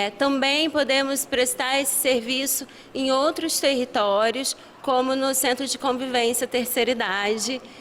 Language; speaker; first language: Portuguese; native; Portuguese